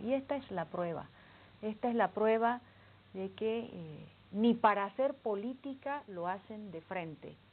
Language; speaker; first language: Spanish; native; Spanish